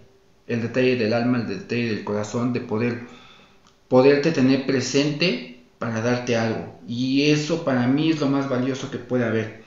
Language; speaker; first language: Spanish; native; Spanish